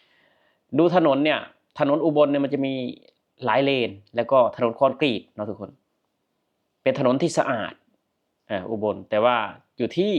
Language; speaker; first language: Thai; non-native, local second language; Northeastern Thai